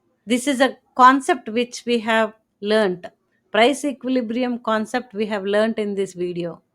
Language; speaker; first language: English; non-native, local second language; Telugu